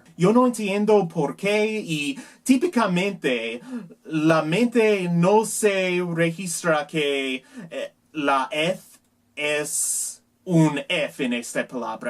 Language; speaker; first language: Spanish; non-native, learner; English